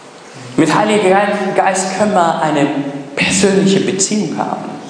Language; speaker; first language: German; non-native, fluent; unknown